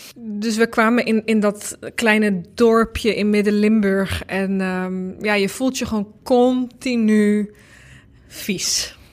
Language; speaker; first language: Dutch; early bilingual, other home language; Bosnian